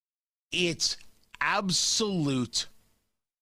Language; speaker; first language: English; native; English